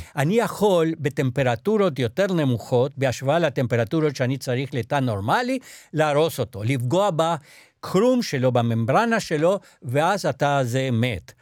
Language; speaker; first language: Hebrew; non-native, fluent; Spanish